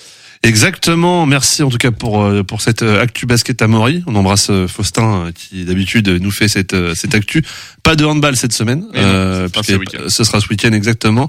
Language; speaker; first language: French; native; French